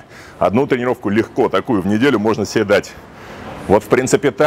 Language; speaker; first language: Russian; native; Russian